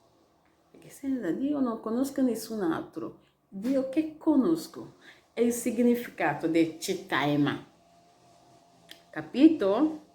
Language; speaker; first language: Italian; non-native, learner; Igbo